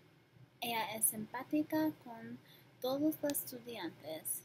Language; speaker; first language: Spanish; non-native, learner; English